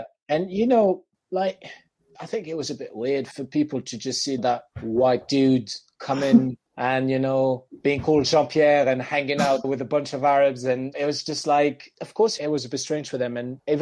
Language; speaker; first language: English; non-native, fluent; French